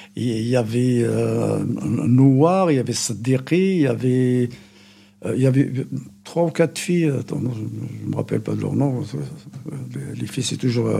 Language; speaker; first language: French; non-native, local second language; Arabic